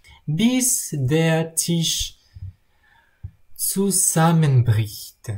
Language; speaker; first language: German; non-native, learner; Russian